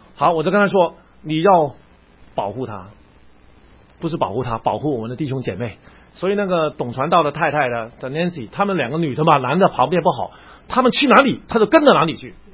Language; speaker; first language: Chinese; non-native, local second language; Cantonese